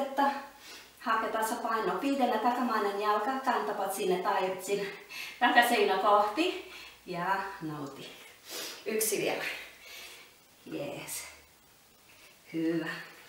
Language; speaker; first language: Finnish; non-native, learner; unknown